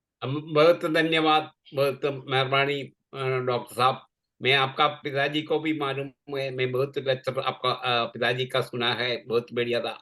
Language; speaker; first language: Hindi; non-native, local second language; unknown